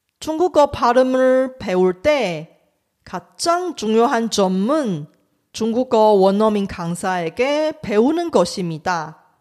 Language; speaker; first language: Korean; non-native, fluent; Chinese